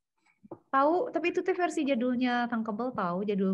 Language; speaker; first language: Indonesian; native; Indonesian